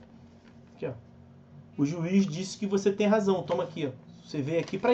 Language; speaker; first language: Portuguese; native; Portuguese